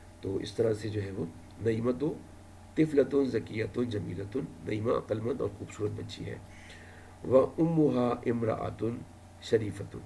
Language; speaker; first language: Urdu; native; Urdu